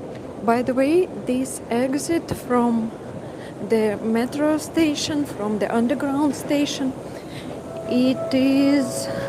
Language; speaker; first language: English; non-native, fluent; Russian